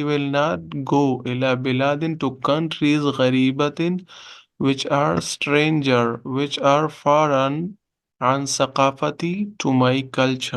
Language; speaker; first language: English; non-native, local second language; Urdu